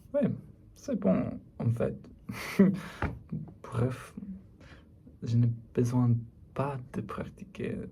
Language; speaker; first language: French; non-native, learner; English